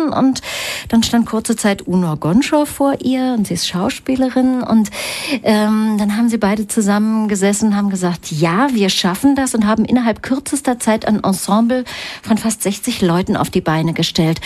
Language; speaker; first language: German; native; German